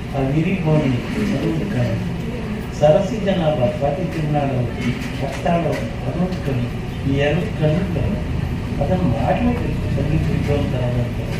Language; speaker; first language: Kannada; non-native, local second language; Telugu